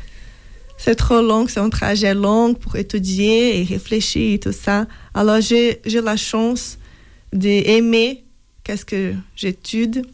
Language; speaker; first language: French; non-native, fluent; Portuguese